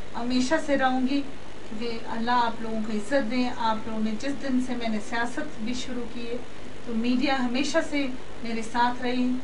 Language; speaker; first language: Urdu; non-native, local second language; Baluchi